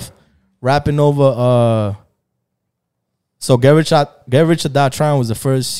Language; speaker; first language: English; early bilingual, other home language; Spanish